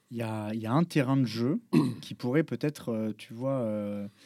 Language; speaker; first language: French; native; French